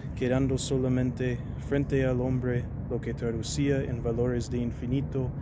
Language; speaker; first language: Spanish; non-native, fluent; English